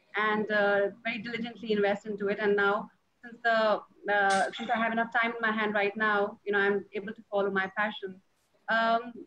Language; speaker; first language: English; non-native, local second language; Punjabi